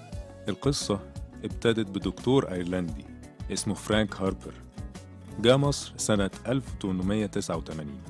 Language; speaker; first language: Arabic; native; Arabic